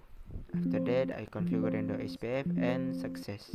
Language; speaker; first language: English; non-native, learner; Indonesian